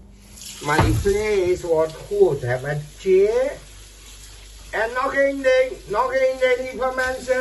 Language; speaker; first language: Dutch; non-native, local second language; Caribbean Hindustani